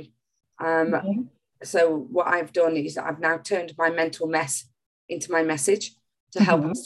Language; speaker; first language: English; native; English